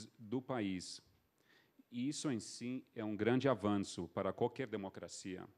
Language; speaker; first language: Portuguese; non-native, fluent; English